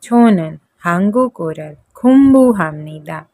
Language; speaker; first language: Korean; non-native, fluent; Hindi